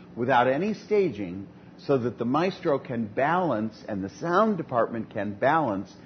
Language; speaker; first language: English; native; English